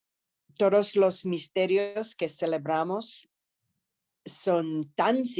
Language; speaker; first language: Spanish; non-native, fluent; English